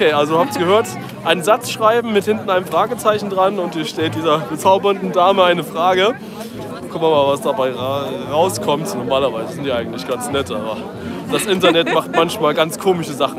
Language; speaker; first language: German; native; German